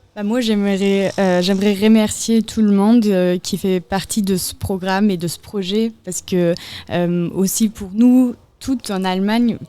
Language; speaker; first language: French; non-native, fluent; German